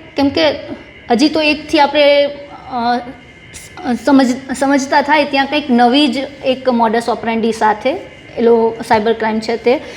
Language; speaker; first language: Gujarati; native; Gujarati